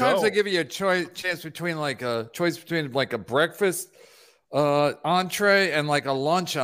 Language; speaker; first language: English; native; English